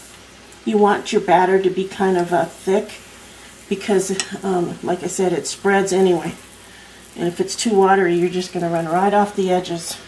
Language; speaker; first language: English; native; English